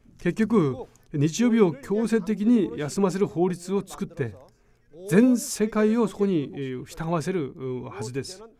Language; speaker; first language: Japanese; non-native, fluent; Korean